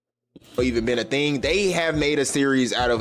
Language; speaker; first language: English; native; English